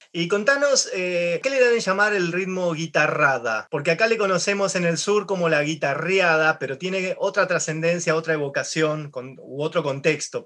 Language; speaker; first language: Spanish; native; Spanish